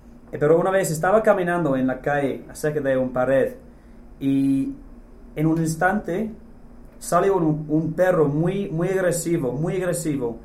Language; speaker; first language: Spanish; non-native, fluent; English